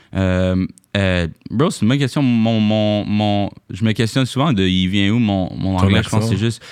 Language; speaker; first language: French; native; French